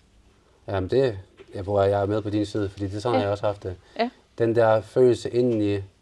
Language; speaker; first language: Danish; native; Danish